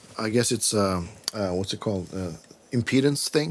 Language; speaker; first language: English; non-native, fluent; Swedish